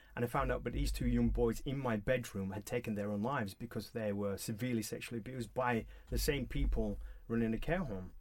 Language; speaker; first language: English; native; English